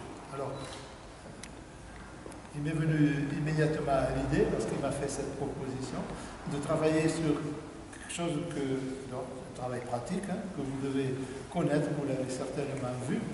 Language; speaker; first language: French; native; French